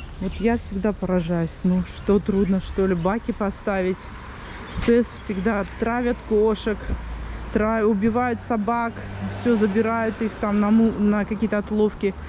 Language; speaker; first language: Russian; native; Russian